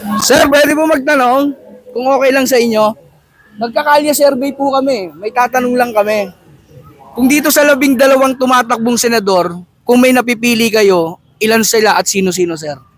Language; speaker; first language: Filipino; native; Filipino